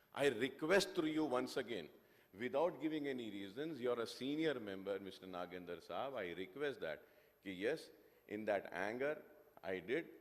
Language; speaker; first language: English; non-native, local second language; Urdu